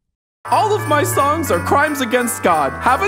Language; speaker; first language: English; native; English